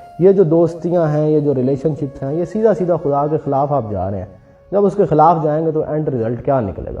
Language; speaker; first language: Urdu; non-native, local second language; Punjabi